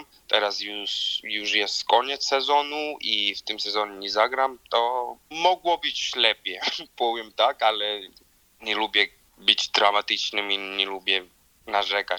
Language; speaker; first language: Polish; non-native, learner; Georgian